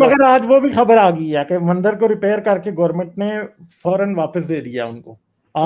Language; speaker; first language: Urdu; native; Urdu